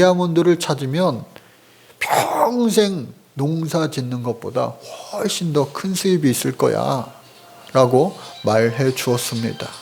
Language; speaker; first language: Korean; native; Korean